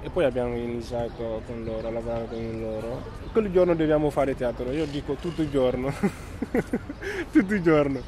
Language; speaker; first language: Italian; non-native, learner; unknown